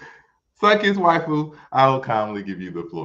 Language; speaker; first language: English; native; English